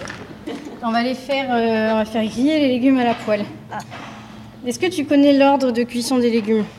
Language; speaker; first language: French; native; French